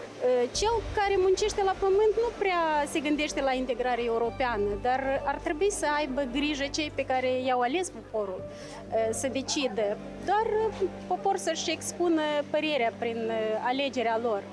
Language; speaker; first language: Romanian; native; Romanian